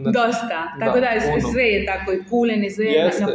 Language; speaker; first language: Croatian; non-native, learner; Spanish